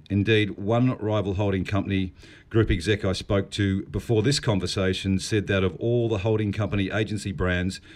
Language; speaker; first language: English; native; English